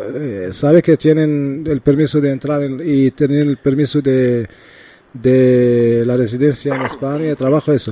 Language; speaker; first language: Spanish; non-native, learner; Arabic